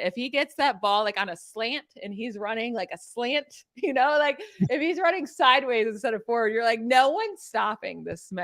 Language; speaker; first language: English; native; English